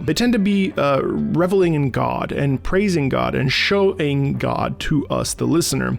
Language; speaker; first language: English; native; English